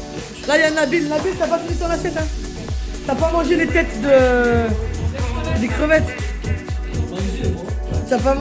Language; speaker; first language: French; native; French